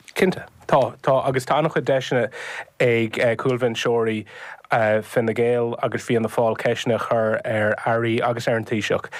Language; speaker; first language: Irish; non-native, local second language; English